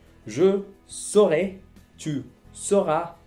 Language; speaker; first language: French; non-native, fluent; Spanish